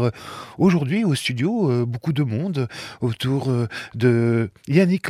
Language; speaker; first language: French; native; French